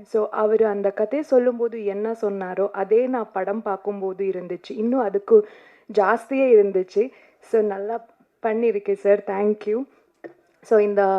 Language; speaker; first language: Tamil; non-native, learner; Kannada